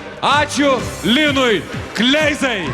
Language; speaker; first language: Lithuanian; native; Lithuanian